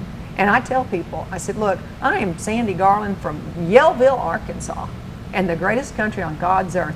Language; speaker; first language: English; native; English